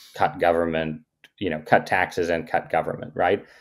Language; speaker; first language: English; native; English